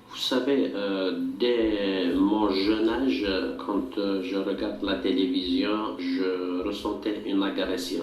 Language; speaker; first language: French; non-native, local second language; Kabyle